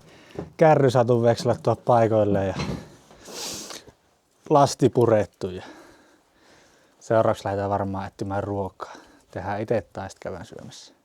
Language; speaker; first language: Finnish; native; Finnish